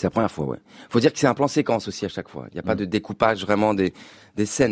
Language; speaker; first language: French; native; French